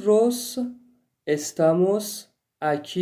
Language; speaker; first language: Spanish; non-native, fluent; Persian